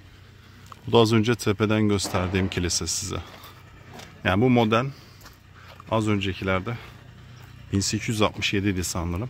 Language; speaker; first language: Turkish; native; Turkish